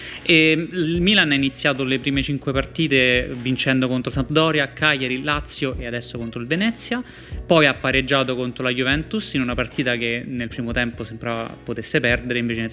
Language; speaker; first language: Italian; native; Italian